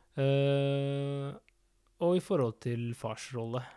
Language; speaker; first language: Norwegian; early bilingual, other home language; Spanish